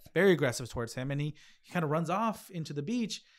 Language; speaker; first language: English; native; English